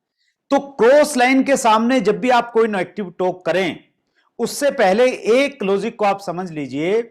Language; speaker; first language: Hindi; native; Hindi